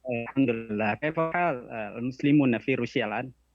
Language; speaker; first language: Arabic; non-native, learner; Indonesian